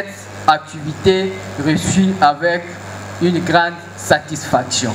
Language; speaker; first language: French; non-native, local second language; Luba-Lulua